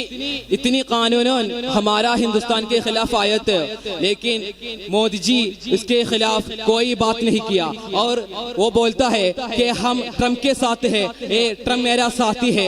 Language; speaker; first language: Hindi; non-native, local second language; Malayalam